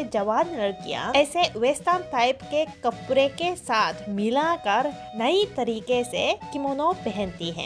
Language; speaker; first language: Hindi; non-native, fluent; Japanese